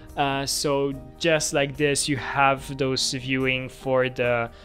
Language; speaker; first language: English; non-native, fluent; Polish